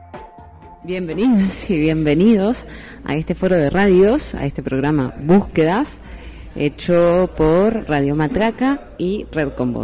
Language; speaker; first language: Spanish; native; Spanish